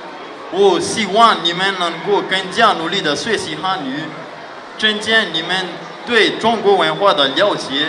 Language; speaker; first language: Chinese; non-native, fluent; Malagasy